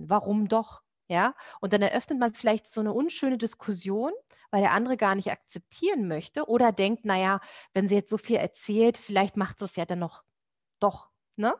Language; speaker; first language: German; native; German